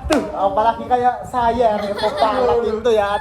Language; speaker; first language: Indonesian; native; Indonesian